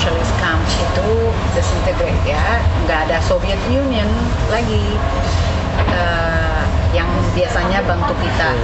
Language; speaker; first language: Indonesian; non-native, fluent; Spanish